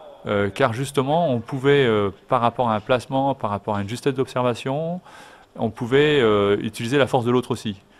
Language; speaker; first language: French; native; French